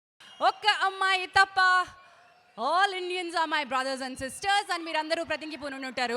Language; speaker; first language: Telugu; native; Telugu